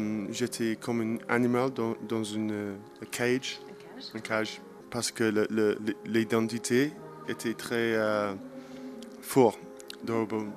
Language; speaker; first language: French; non-native, learner; English